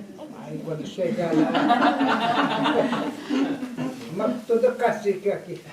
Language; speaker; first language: Portuguese; non-native, local second language; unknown